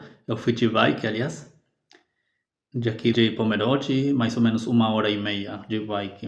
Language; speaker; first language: Portuguese; non-native, fluent; Spanish